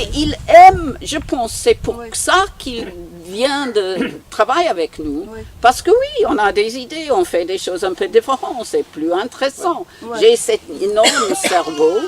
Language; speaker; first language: French; non-native, learner; English